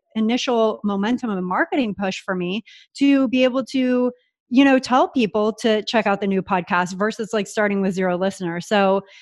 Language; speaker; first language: English; native; English